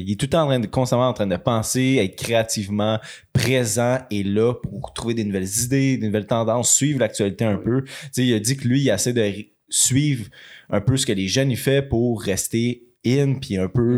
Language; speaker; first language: French; native; French